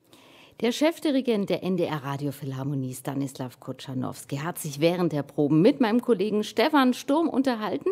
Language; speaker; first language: German; native; German